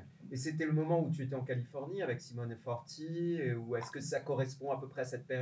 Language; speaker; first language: French; native; French